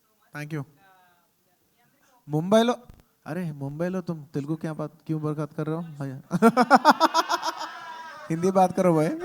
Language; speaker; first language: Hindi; non-native, local second language; Telugu